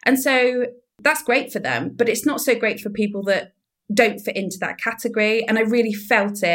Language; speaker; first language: English; native; English